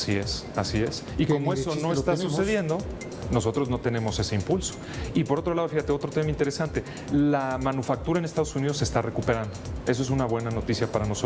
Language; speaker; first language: Spanish; native; Spanish